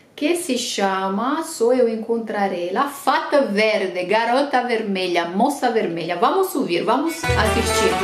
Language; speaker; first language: Portuguese; non-native, fluent; Romanian